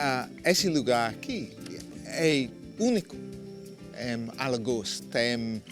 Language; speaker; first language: Portuguese; non-native, fluent; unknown